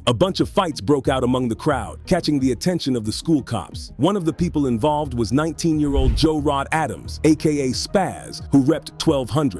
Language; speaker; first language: English; native; English